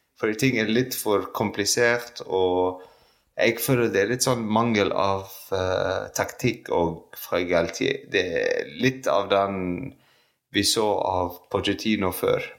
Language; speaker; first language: Norwegian; non-native, fluent; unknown